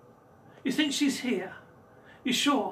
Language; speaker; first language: English; native; English